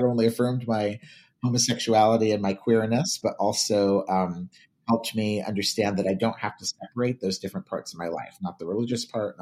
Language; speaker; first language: English; native; English